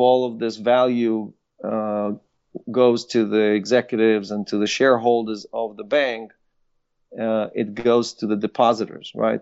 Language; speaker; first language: English; non-native, fluent; Hebrew